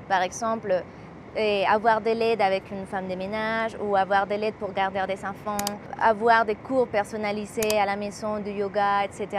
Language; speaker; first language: French; non-native, fluent; Spanish